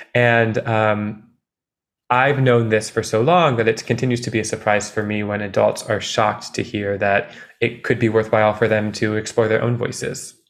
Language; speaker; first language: English; native; English